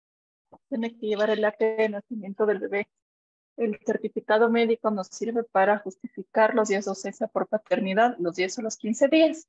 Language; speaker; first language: Spanish; native; Spanish